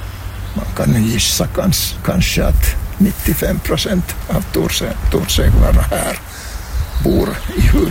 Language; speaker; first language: Swedish; non-native, local second language; Finnish